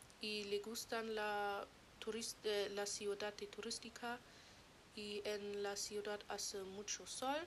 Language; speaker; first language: Spanish; non-native, learner; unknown